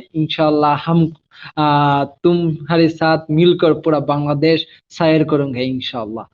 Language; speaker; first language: Hindi; non-native, learner; Bangla